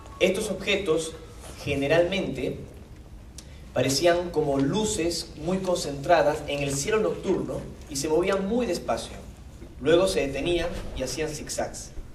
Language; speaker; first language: Spanish; native; Spanish